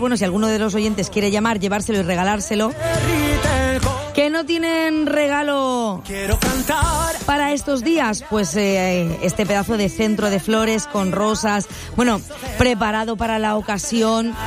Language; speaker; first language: Spanish; native; Spanish